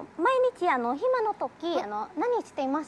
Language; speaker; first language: Japanese; non-native, learner; Indonesian